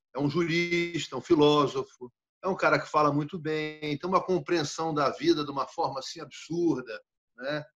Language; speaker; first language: Portuguese; native; Portuguese